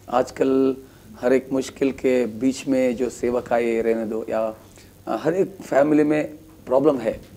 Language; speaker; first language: Hindi; non-native, local second language; Kannada